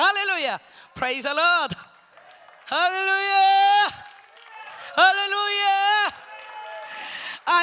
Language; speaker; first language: English; non-native, learner; Korean